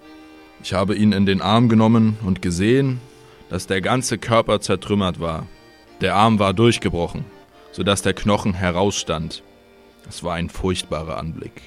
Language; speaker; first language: German; native; German